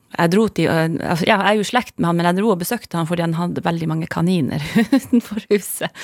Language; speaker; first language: Norwegian; non-native, local second language; Northern Sami